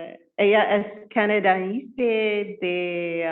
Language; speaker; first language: Spanish; non-native, learner; English